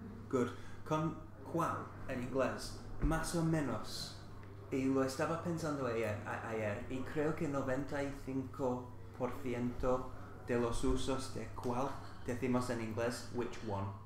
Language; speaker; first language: Spanish; non-native, fluent; English